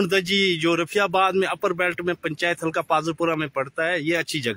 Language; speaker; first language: Hindi; non-native, local second language; Kashmiri